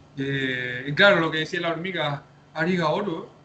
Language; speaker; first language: Spanish; native; Spanish